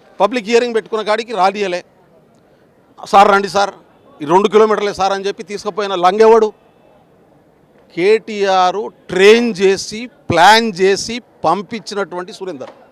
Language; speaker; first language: Telugu; non-native, local second language; Lambadi